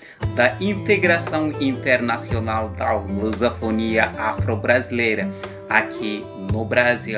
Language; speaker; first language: Portuguese; non-native, local second language; Upper Guinea Crioulo